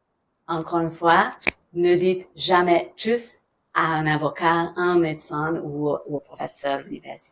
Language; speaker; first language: French; non-native, fluent; German